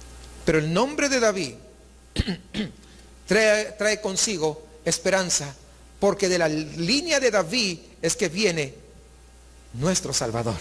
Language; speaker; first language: Spanish; native; Spanish